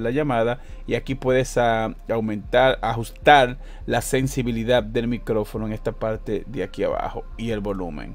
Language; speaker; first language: Spanish; native; Spanish